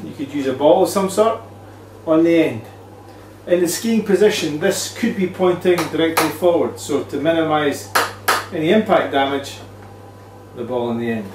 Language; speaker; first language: English; native; English